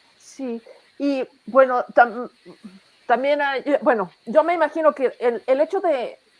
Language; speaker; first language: Spanish; native; Spanish